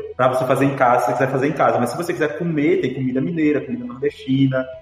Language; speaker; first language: Portuguese; native; Portuguese